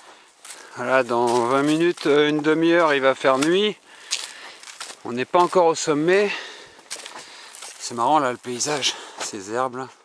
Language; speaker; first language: French; native; French